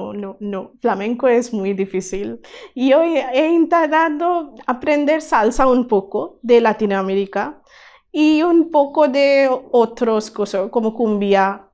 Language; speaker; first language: Spanish; non-native, learner; Bangla